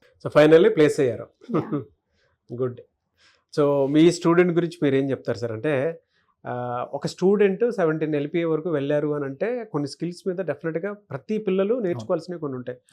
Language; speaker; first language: Telugu; native; Telugu